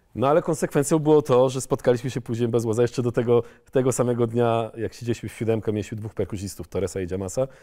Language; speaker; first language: Polish; native; Polish